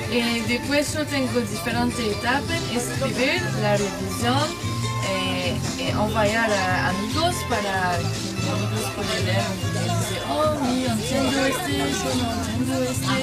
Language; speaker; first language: Spanish; non-native, learner; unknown